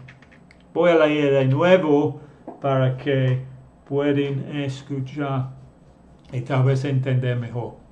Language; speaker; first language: Spanish; non-native, fluent; English